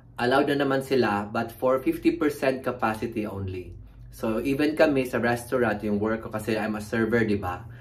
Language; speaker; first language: Filipino; native; Filipino